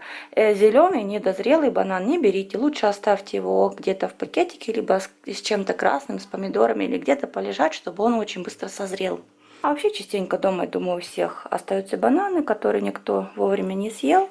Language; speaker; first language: Russian; native; Russian